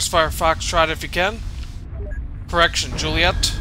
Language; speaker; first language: English; native; English